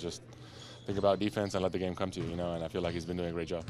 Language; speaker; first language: English; non-native, fluent; Lithuanian